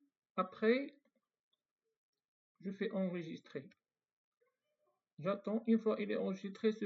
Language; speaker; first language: French; non-native, fluent; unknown